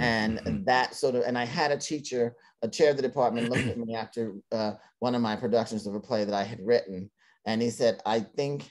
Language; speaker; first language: English; native; English